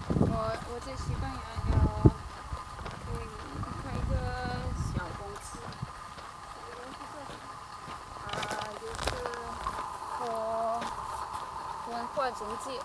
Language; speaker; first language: Chinese; non-native, fluent; Spanish